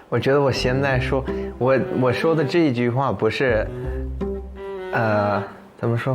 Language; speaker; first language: Chinese; non-native, fluent; English